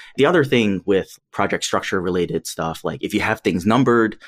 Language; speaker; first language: English; native; English